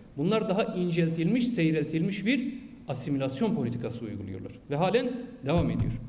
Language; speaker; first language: Turkish; non-native, local second language; Kurdish